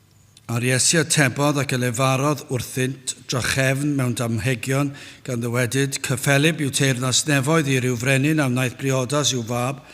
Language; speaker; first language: Welsh; native; Welsh